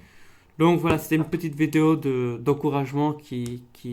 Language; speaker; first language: French; non-native, local second language; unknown